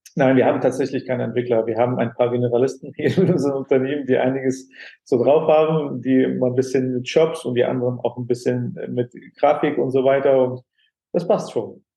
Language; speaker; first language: German; non-native, fluent; Aramaic